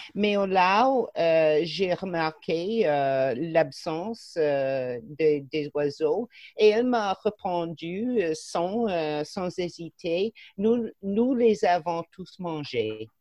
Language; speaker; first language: French; non-native, fluent; English